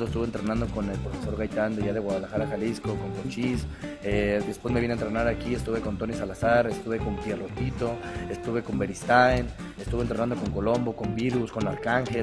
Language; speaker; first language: Spanish; native; Spanish